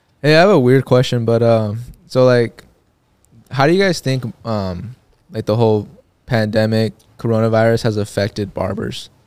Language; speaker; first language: English; native; English